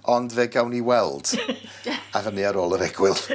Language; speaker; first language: Welsh; native; Welsh